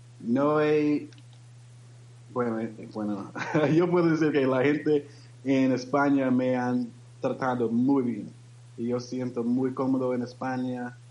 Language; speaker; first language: Spanish; non-native, learner; English